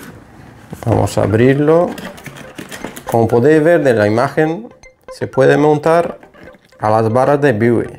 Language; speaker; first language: Spanish; non-native, fluent; Bulgarian